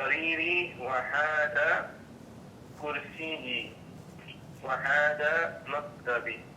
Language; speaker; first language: Arabic; non-native, learner; English